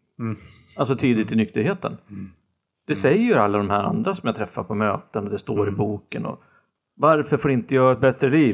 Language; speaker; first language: Swedish; native; Swedish